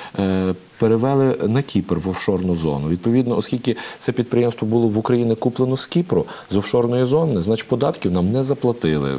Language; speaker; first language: Ukrainian; native; Ukrainian